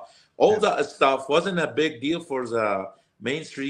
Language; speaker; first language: English; non-native, fluent; Arabic